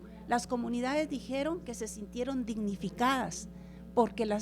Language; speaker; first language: Spanish; native; Spanish